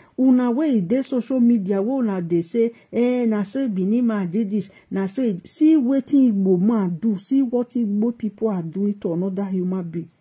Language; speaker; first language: Nigerian Pidgin; native; Nigerian Pidgin